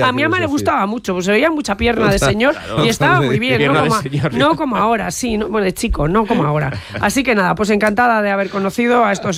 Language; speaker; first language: Spanish; native; Spanish